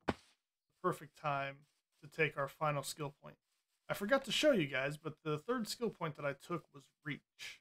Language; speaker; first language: English; native; English